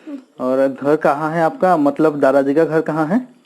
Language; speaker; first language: Hindi; non-native, local second language; Assamese